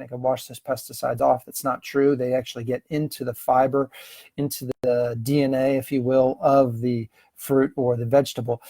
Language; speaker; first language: English; native; English